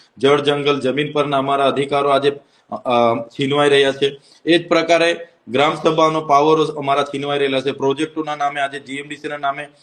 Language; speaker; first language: Gujarati; non-native, local second language; Vasavi